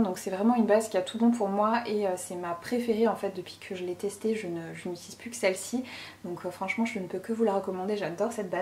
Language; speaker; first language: French; native; French